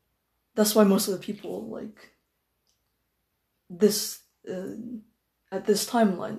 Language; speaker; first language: English; non-native, local second language; Filipino